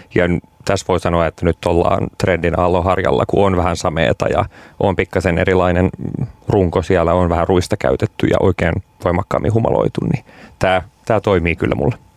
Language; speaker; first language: Finnish; native; Finnish